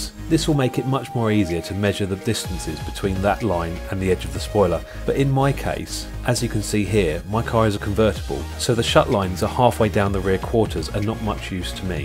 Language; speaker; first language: English; native; English